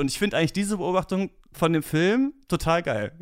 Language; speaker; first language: German; native; German